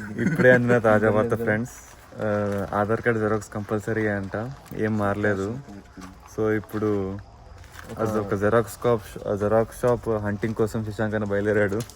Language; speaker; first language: Telugu; native; Telugu